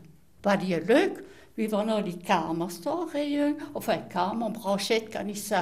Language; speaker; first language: German; native; German